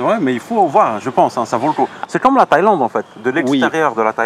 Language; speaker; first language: French; native; French